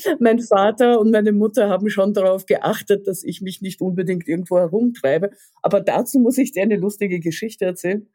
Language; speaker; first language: German; early bilingual, other home language; Russian